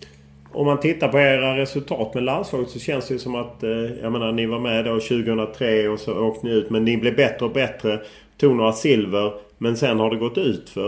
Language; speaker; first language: Swedish; native; Swedish